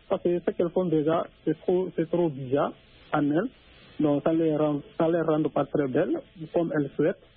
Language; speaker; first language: French; non-native, local second language; Fula